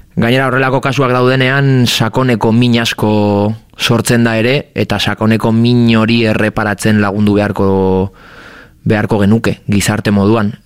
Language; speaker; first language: Basque; non-native, local second language; Spanish